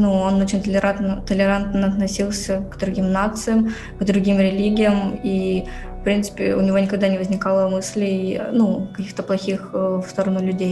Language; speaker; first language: Russian; native; Russian